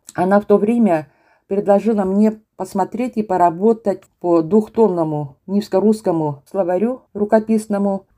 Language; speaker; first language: Russian; non-native, local second language; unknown